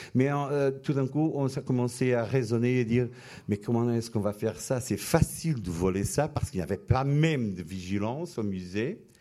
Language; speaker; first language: French; non-native, fluent; Portuguese